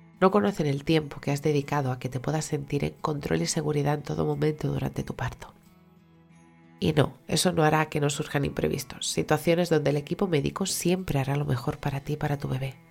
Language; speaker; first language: Spanish; native; Spanish